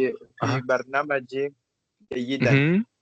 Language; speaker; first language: Arabic; non-native, learner; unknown